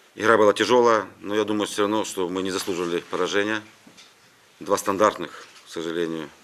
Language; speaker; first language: Russian; non-native, local second language; Ukrainian